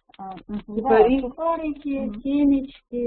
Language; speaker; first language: Russian; native; Russian